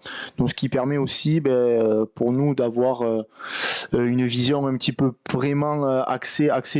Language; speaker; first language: French; native; French